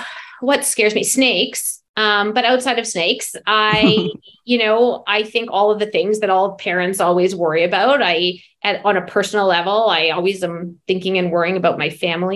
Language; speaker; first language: English; native; English